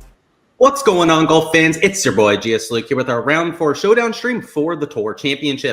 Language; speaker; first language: English; native; English